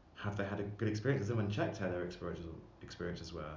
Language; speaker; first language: English; native; English